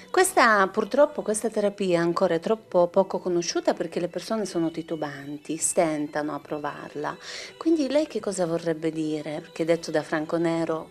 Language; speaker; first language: Italian; native; Italian